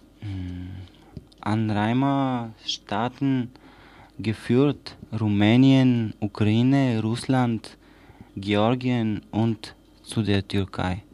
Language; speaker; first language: German; non-native, learner; Bulgarian